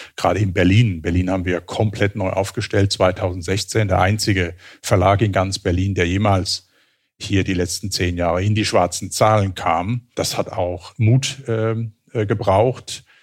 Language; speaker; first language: German; native; German